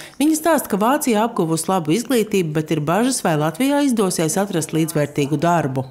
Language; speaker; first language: Latvian; native; Latvian